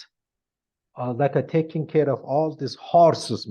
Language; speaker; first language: English; non-native, learner; Mongolian